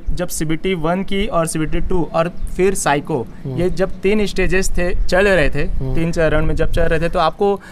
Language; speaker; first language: Hindi; native; Hindi